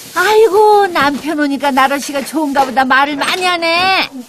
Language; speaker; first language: Korean; native; Korean